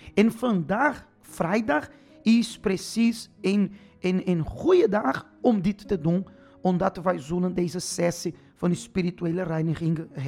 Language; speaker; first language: Dutch; non-native, fluent; Portuguese